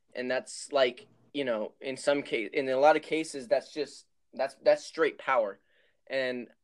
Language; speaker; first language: English; native; English